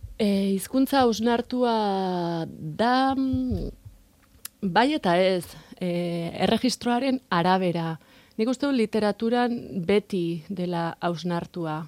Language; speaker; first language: Basque; non-native, local second language; Spanish